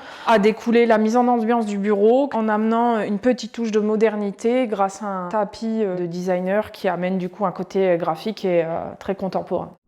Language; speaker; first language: French; native; French